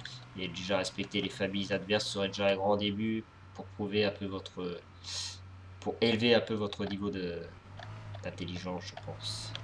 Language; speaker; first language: French; native; French